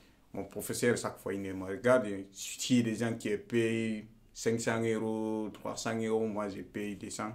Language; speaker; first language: French; non-native, learner; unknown